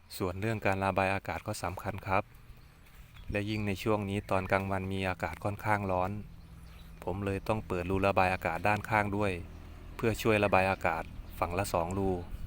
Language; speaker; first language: Thai; non-native, local second language; Northeastern Thai